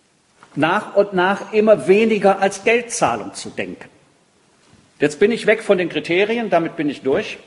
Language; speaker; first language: German; native; German